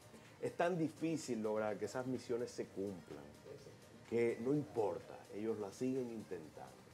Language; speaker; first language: Spanish; native; Spanish